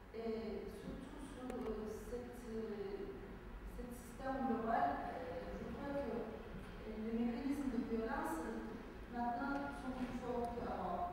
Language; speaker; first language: French; non-native, fluent; Turkish